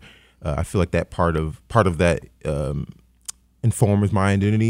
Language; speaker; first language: English; native; English